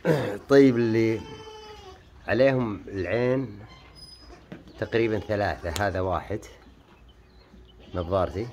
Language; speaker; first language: Arabic; native; Arabic